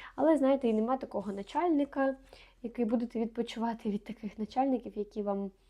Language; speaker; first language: Ukrainian; non-native, local second language; Russian